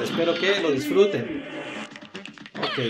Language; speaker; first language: Spanish; native; Spanish